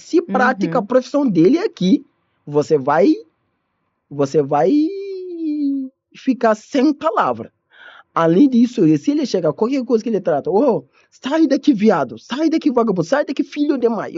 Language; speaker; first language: Portuguese; non-native, learner; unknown